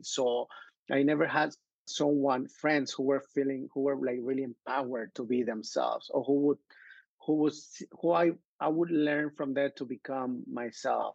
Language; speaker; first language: English; non-native, fluent; Spanish